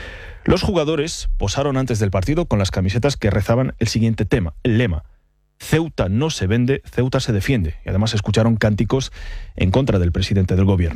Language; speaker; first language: Spanish; native; Spanish